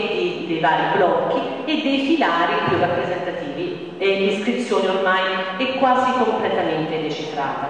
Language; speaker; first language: Italian; native; Italian